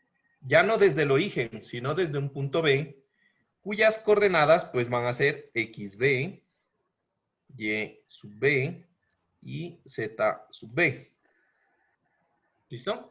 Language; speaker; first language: Spanish; native; Spanish